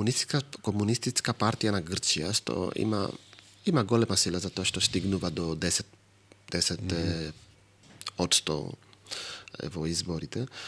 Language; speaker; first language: Macedonian; non-native, fluent; Greek